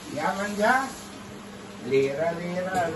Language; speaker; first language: Dutch; non-native, local second language; Caribbean Hindustani